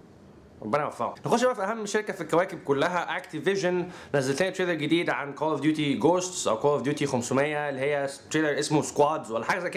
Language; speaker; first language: Arabic; native; Arabic